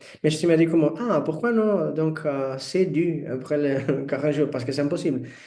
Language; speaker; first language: French; non-native, learner; Portuguese